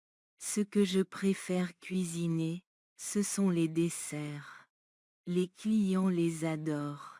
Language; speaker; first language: French; non-native, learner; Bangla